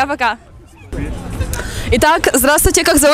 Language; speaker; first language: Russian; native; Russian